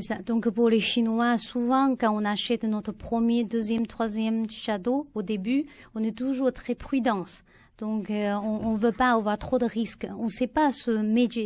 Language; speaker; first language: French; non-native, learner; Chinese